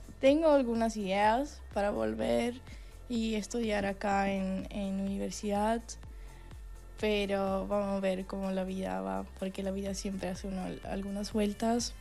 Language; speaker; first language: Spanish; non-native, fluent; Estonian